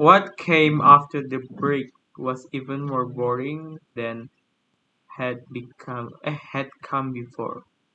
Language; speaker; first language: English; non-native, fluent; Indonesian